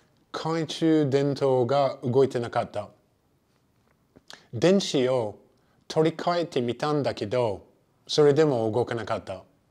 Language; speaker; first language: Japanese; non-native, fluent; English